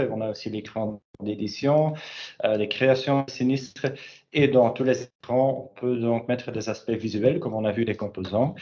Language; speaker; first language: French; native; French